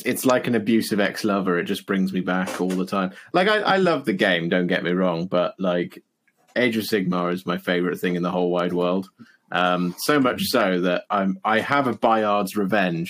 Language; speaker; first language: English; native; English